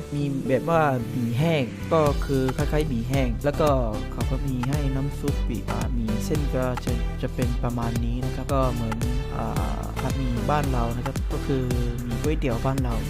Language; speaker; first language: Thai; non-native, fluent; Malay